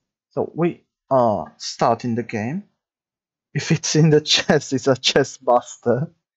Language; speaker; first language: English; non-native, fluent; Italian